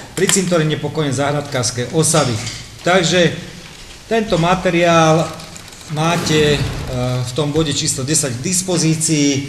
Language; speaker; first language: Slovak; native; Slovak